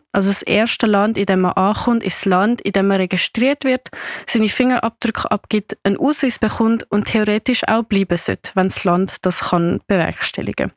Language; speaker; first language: German; native; German